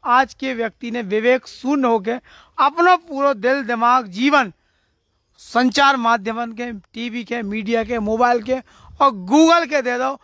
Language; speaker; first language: Hindi; native; Hindi